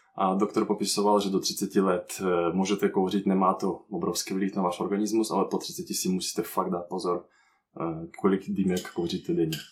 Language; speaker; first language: Czech; non-native, fluent; Russian